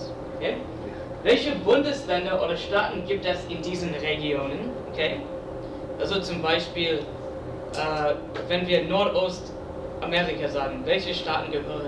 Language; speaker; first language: German; non-native, fluent; English